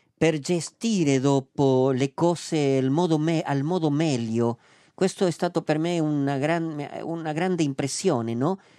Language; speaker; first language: Italian; non-native, fluent; Spanish